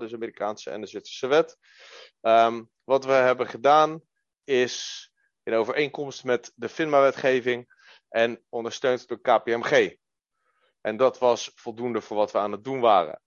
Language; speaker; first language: Dutch; native; Dutch